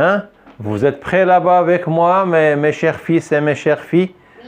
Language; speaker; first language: French; non-native, local second language; Arabic